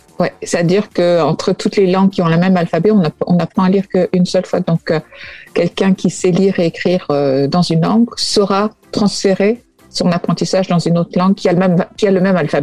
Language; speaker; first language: French; native; French